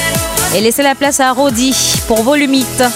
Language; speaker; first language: French; native; French